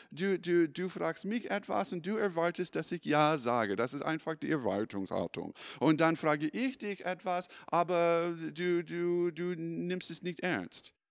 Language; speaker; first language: German; non-native, fluent; English